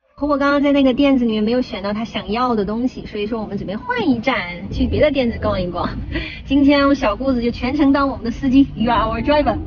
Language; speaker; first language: Chinese; native; Chinese